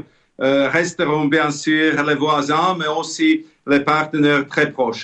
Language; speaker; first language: French; non-native, fluent; Slovak